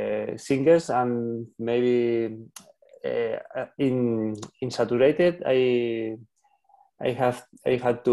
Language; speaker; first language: English; non-native, learner; Spanish